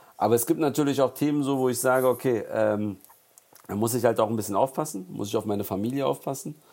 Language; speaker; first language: German; early bilingual, other home language; Turkish